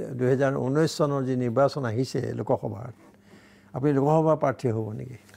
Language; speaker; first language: Assamese; native; Assamese